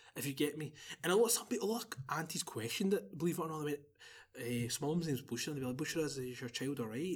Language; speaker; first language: English; native; English